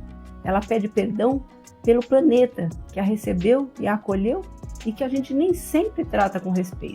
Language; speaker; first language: Portuguese; native; Portuguese